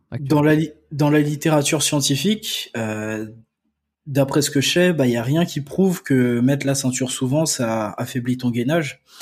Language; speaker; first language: French; early bilingual, other home language; Akan